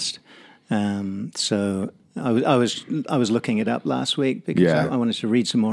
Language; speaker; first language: English; native; English